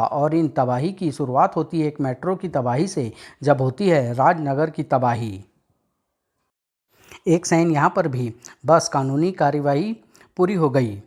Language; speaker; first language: Hindi; native; Hindi